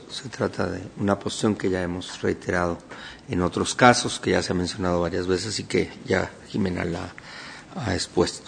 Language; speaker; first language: Spanish; native; Spanish